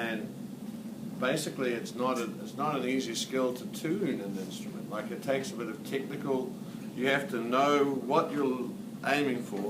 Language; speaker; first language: English; native; English